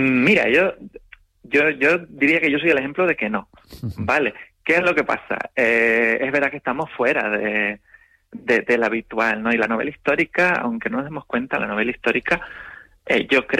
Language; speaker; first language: Spanish; native; Spanish